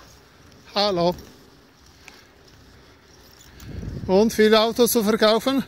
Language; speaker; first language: German; non-native, learner; Polish